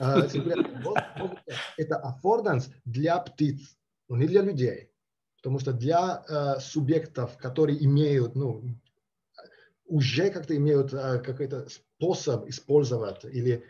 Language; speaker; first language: Russian; non-native, fluent; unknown